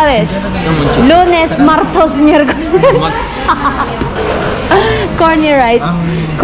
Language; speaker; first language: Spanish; non-native, learner; Filipino